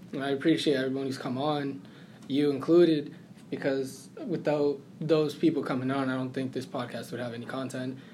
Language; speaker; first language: English; native; English